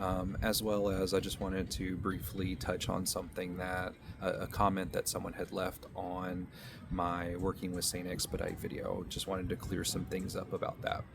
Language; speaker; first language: English; native; English